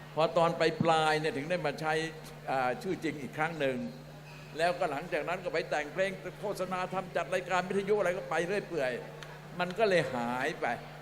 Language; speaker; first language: Thai; native; Thai